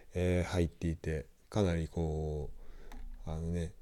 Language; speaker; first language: Japanese; native; Japanese